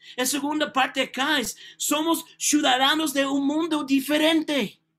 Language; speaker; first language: Spanish; non-native, learner; English